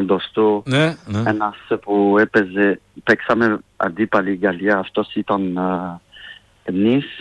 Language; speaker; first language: Greek; non-native, fluent; French